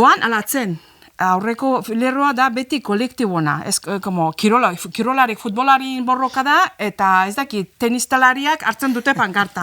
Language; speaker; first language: Basque; non-native, fluent; Azerbaijani